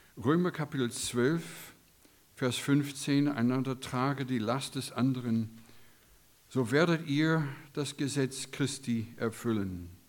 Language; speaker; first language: German; non-native, fluent; English